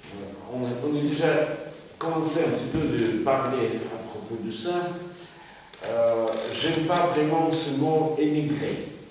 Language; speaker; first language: French; non-native, fluent; Russian